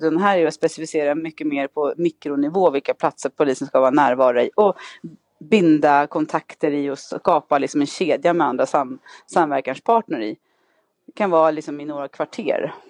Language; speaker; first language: Swedish; native; Swedish